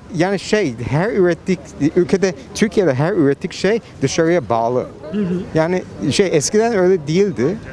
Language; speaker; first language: Turkish; non-native, fluent; English